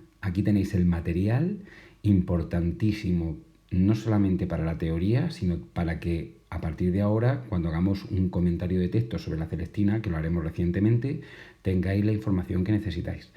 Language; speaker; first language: Spanish; native; Spanish